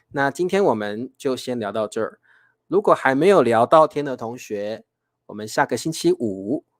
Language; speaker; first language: Chinese; native; Chinese